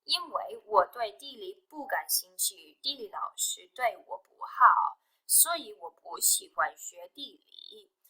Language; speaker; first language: Chinese; non-native, fluent; English